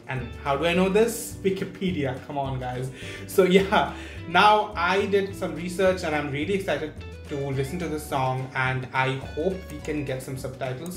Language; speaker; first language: English; non-native, local second language; Bangla